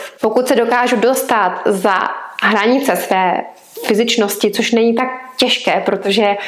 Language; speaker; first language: Czech; native; Czech